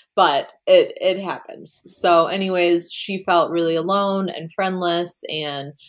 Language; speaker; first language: English; native; English